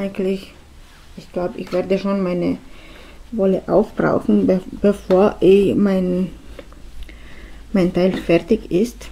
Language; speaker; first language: German; non-native, fluent; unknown